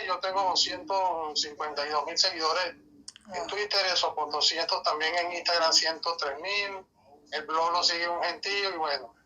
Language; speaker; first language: Spanish; native; Spanish